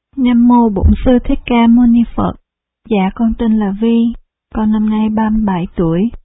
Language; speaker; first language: Vietnamese; early bilingual, heritage; Vietnamese